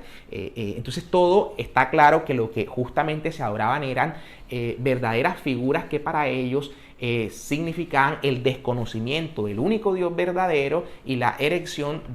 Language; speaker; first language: Spanish; native; Spanish